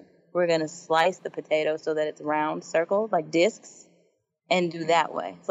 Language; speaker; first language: English; native; English